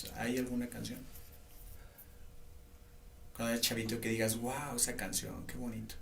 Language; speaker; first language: Spanish; native; Spanish